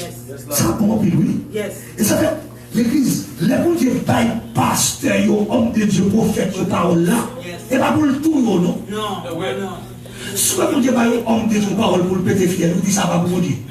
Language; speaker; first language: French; non-native, local second language; Haitian Creole